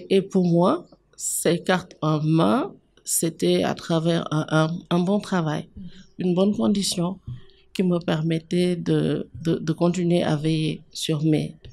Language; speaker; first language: French; non-native, local second language; Wolof